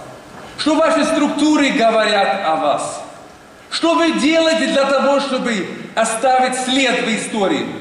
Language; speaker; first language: Russian; non-native, learner; Swedish